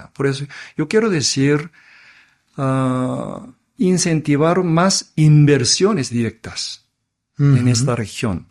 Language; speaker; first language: Spanish; non-native, fluent; Korean